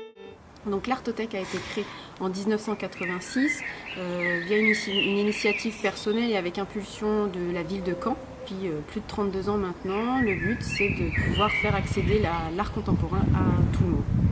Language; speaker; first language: French; native; French